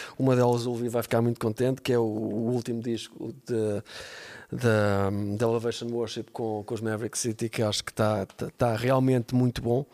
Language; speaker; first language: Portuguese; native; Portuguese